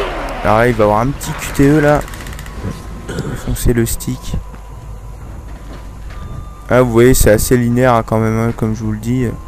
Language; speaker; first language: French; native; French